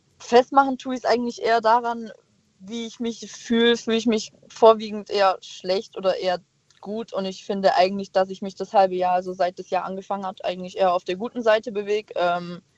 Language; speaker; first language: German; native; German